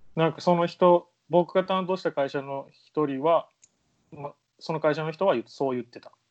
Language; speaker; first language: Japanese; native; Japanese